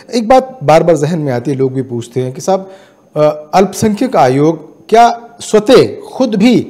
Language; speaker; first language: Hindi; native; Hindi